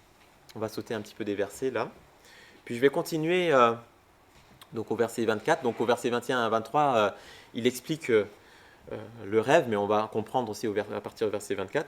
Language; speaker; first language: French; native; French